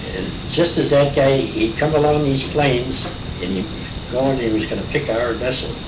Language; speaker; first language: English; native; English